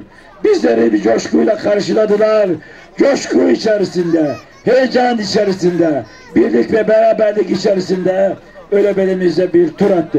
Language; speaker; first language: Turkish; native; Turkish